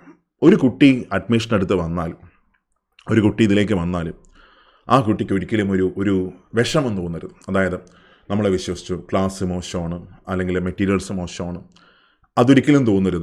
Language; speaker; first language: Malayalam; native; Malayalam